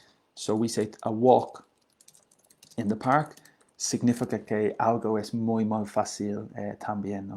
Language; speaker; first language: Spanish; non-native, learner; English